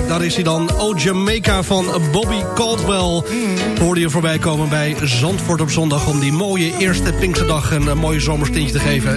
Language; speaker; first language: Dutch; native; Dutch